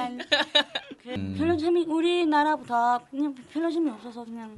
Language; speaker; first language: Korean; non-native, learner; Spanish